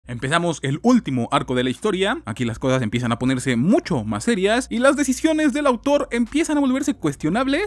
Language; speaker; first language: Spanish; native; Spanish